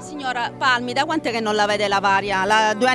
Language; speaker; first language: Italian; native; Italian